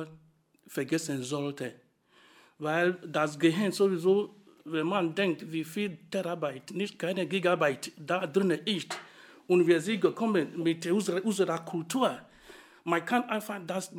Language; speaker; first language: German; non-native, fluent; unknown